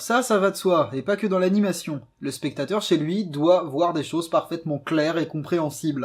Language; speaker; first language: French; native; French